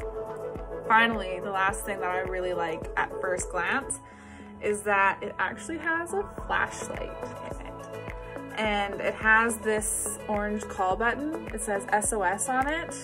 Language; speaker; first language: English; native; English